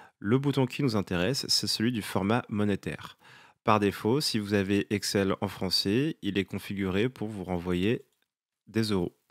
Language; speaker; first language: French; native; French